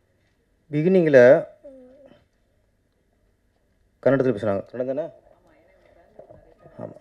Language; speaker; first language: Tamil; native; Tamil